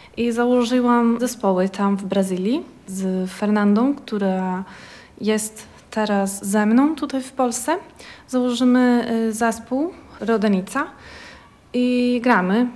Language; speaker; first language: Polish; early bilingual, heritage; Portuguese